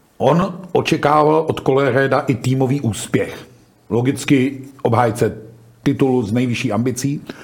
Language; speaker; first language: Czech; native; Czech